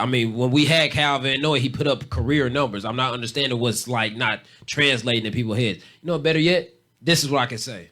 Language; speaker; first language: English; native; English